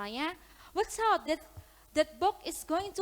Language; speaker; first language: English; non-native, learner; Indonesian